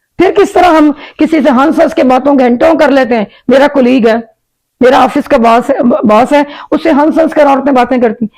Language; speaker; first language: Urdu; native; Urdu